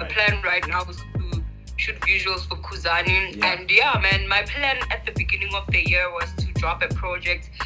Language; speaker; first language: English; non-native, local second language; Zulu